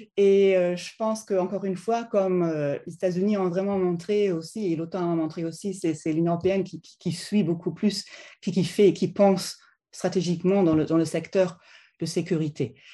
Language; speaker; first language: French; non-native, fluent; German